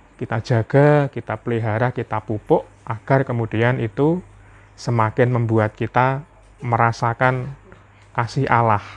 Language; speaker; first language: Indonesian; non-native, local second language; Javanese